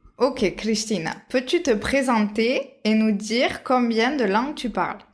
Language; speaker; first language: French; native; French